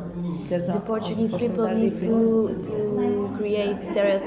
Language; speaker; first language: English; non-native, learner; Portuguese